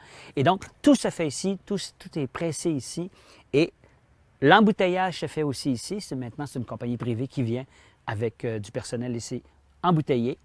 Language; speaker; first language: French; native; French